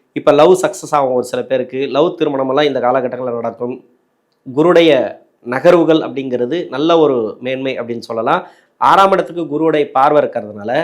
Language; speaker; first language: Tamil; native; Tamil